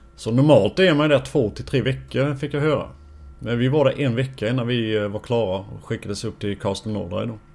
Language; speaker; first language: Swedish; native; Swedish